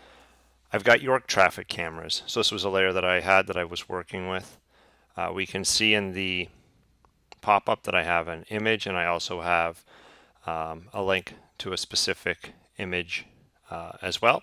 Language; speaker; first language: English; native; English